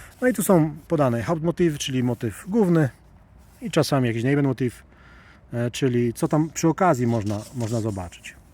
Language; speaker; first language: Polish; native; Polish